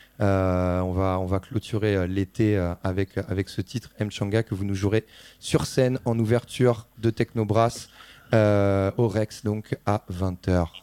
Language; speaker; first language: French; native; French